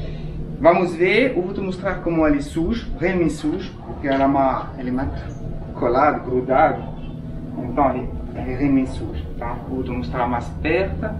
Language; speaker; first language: Portuguese; non-native, fluent; French